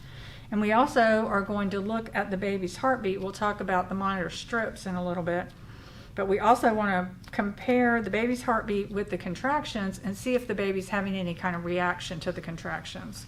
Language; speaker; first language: English; native; English